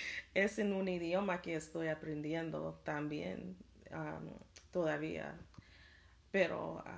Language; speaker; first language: Spanish; non-native, learner; English